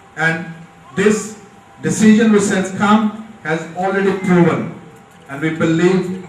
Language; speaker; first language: English; non-native, local second language; Urdu